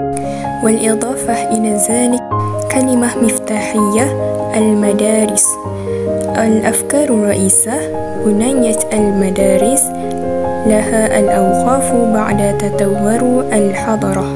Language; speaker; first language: Arabic; non-native, learner; Malay